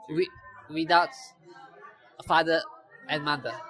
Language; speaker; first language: English; non-native, fluent; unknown